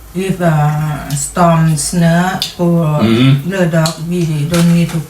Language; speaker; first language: English; non-native, learner; Thai